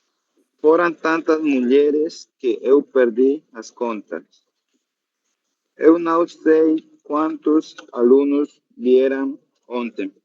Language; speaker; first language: Portuguese; non-native, learner; Spanish